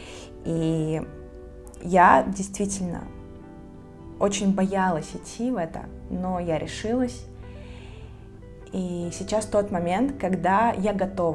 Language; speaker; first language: Russian; native; Russian